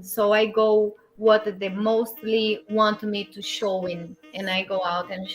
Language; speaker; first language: English; non-native, learner; Portuguese